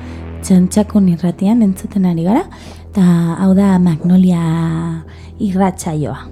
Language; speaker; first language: Basque; non-native, learner; Spanish